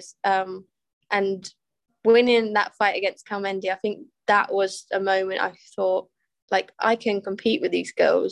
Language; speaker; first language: English; native; English